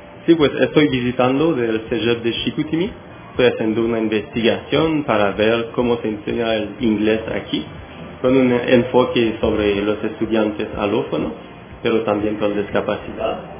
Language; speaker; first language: Spanish; non-native, fluent; French